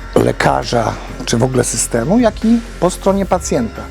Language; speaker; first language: Polish; native; Polish